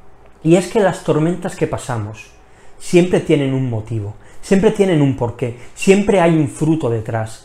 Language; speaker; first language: Spanish; native; Spanish